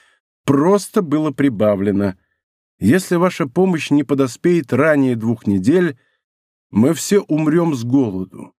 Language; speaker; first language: Russian; native; Russian